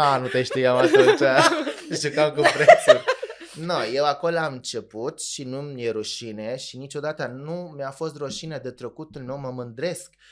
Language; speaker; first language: Romanian; non-native, fluent; Arabic